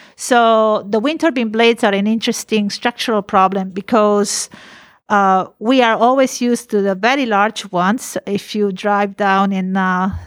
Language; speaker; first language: English; non-native, fluent; Italian